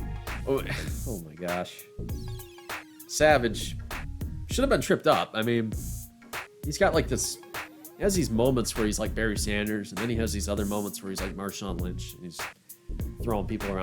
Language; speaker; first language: English; native; English